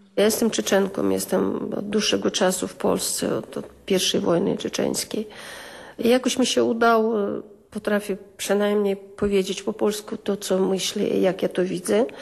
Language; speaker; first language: Polish; non-native, fluent; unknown